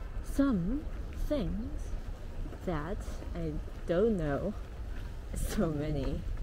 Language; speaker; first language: English; non-native, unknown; Korean